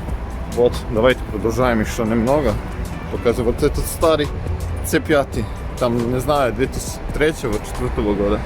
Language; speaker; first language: Russian; non-native, fluent; Serbian